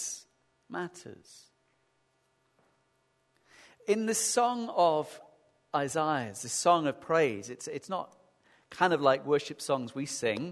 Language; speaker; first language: English; native; English